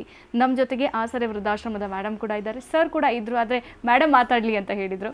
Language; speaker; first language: Kannada; native; Kannada